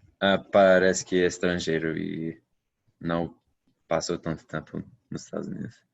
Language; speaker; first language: Portuguese; non-native, fluent; English